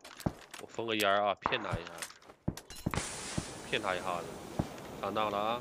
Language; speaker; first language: Chinese; native; Chinese